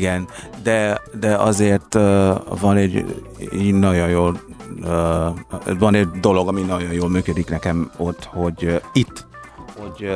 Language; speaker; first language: Hungarian; non-native, fluent; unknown